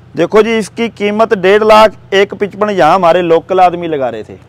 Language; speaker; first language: Hindi; native; Hindi